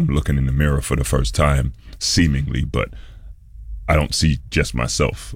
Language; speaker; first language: English; native; English